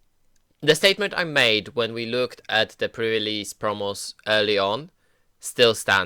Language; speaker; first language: English; native; English